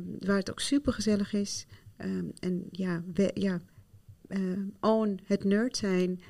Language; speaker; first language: Dutch; non-native, fluent; Arabic